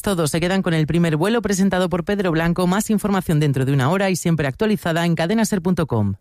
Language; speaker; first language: Spanish; native; Spanish